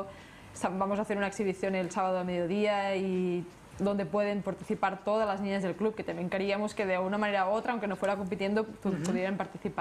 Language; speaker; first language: Spanish; native; Spanish